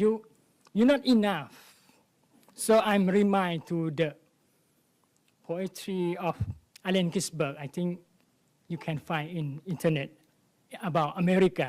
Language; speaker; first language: English; non-native, learner; Thai